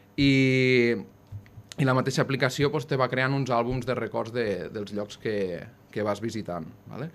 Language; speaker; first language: Catalan; native; Catalan